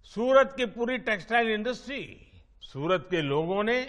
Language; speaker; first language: Hindi; non-native, local second language; Gujarati